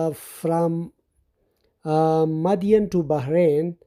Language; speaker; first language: English; non-native, local second language; Urdu